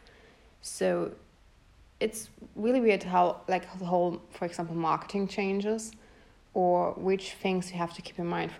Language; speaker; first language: English; non-native, fluent; German